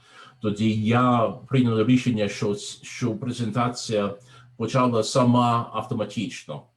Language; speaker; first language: Ukrainian; non-native, learner; English